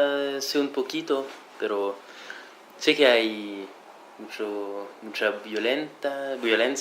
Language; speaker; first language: Spanish; non-native, fluent; French